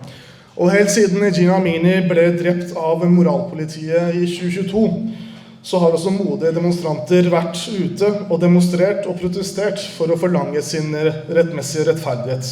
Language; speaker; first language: Norwegian; early bilingual, other home language; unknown